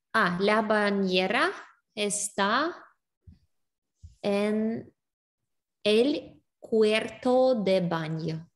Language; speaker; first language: Spanish; non-native, learner; English